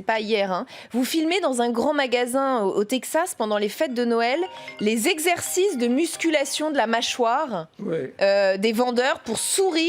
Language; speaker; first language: French; native; French